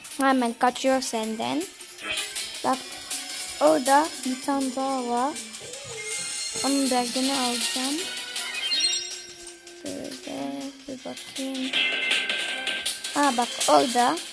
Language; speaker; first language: Turkish; early bilingual, heritage; Turkish